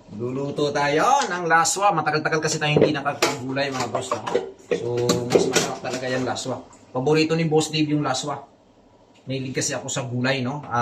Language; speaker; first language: Filipino; non-native, local second language; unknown